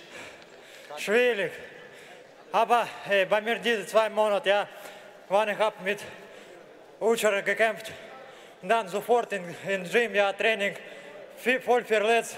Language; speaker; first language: German; non-native, learner; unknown